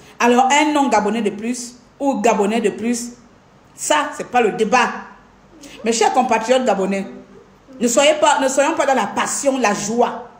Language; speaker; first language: French; non-native, local second language; Fang